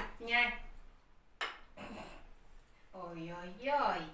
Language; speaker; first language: Vietnamese; native; Vietnamese